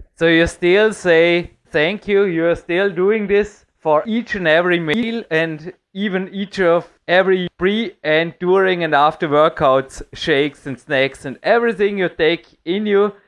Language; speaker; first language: English; non-native, fluent; German